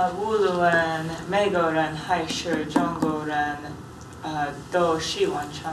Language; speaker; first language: Chinese; non-native, learner; English